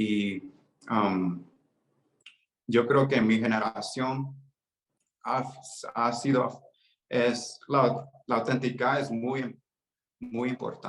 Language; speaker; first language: Spanish; early bilingual, heritage; Spanish